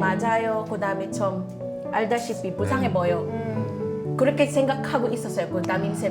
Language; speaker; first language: Korean; non-native, fluent; Filipino